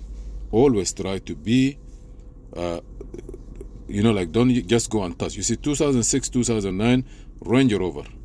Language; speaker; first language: English; non-native, fluent; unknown